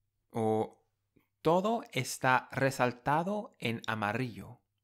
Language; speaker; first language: Spanish; non-native, fluent; English